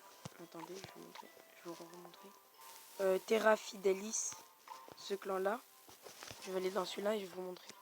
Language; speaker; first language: French; native; French